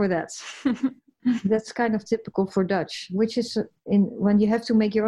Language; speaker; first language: English; non-native, fluent; Dutch